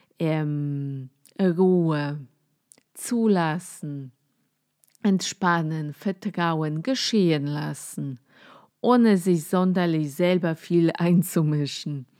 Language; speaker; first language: German; non-native, fluent; Polish